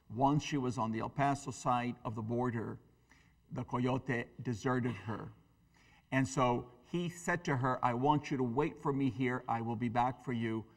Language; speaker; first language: English; early bilingual, other home language; Spanish